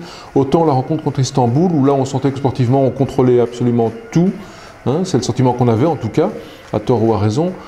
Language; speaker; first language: French; native; French